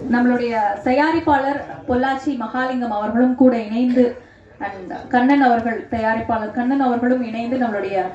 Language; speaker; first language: Tamil; native; Tamil